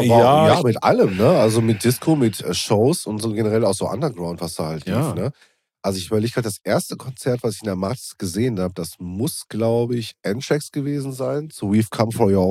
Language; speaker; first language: German; native; German